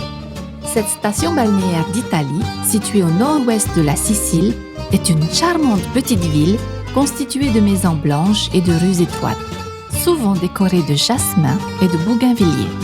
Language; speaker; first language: French; native; French